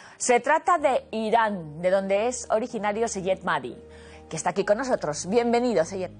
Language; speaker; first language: Spanish; native; Spanish